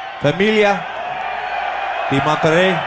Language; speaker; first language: Spanish; non-native, learner; English